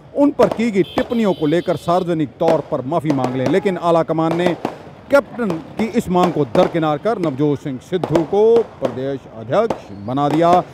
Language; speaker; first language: Hindi; non-native, local second language; Punjabi